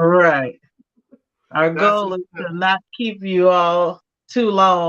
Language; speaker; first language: English; native; English